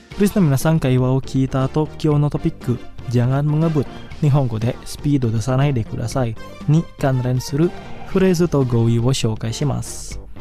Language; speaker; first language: Japanese; non-native, fluent; Indonesian